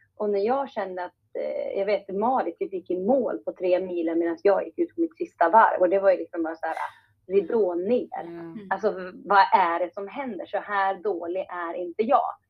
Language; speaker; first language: Swedish; native; Swedish